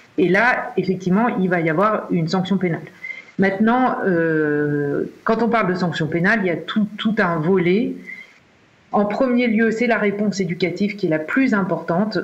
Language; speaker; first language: French; native; French